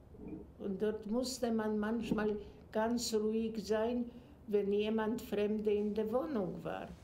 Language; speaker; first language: German; non-native, fluent; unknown